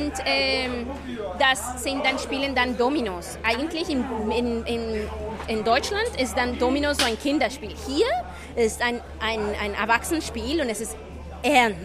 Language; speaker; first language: German; non-native, fluent; Spanish